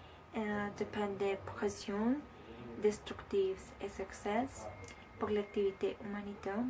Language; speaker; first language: French; non-native, learner; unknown